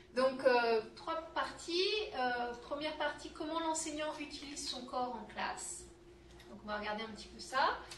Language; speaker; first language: French; native; French